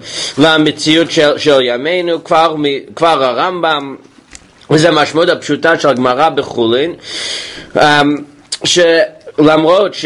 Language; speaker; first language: Hebrew; non-native, fluent; English